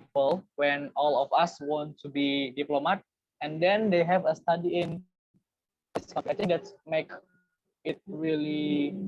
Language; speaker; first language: English; non-native, learner; Indonesian